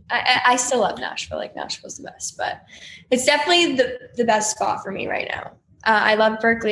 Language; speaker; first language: English; native; English